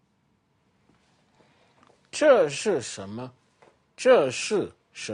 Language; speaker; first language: Chinese; non-native, fluent; French